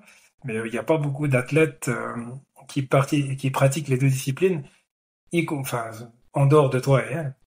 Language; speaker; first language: French; native; French